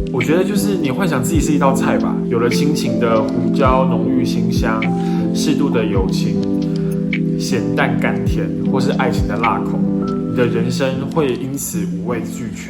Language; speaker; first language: Chinese; native; Chinese